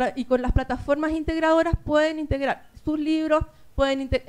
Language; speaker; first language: Spanish; native; Spanish